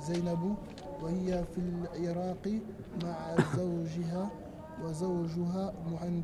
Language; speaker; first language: Arabic; non-native, learner; French